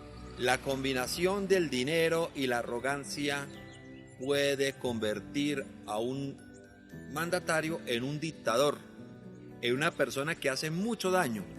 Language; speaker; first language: Spanish; native; Spanish